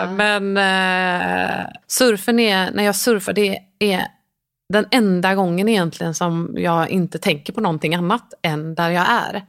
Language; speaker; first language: Swedish; native; Swedish